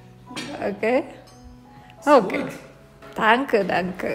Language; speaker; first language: German; non-native, learner; Indonesian